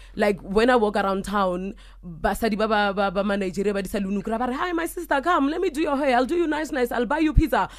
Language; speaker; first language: English; non-native, local second language; Northern Sotho